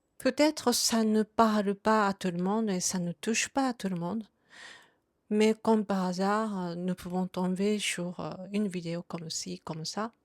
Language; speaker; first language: French; non-native, fluent; Japanese